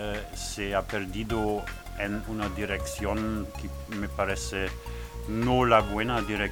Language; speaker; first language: Spanish; non-native, learner; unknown